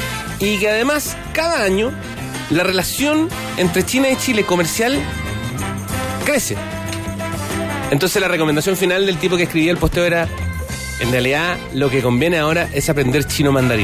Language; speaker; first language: Spanish; native; Spanish